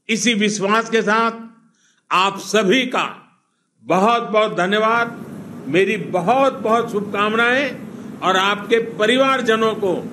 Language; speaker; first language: Hindi; non-native, local second language; Gujarati